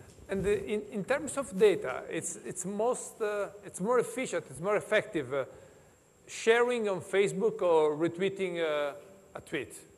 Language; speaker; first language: English; non-native, fluent; Italian